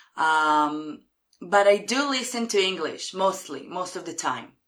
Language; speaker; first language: English; non-native, fluent; Hebrew